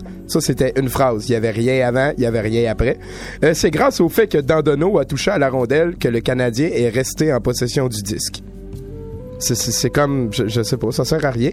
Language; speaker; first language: French; native; French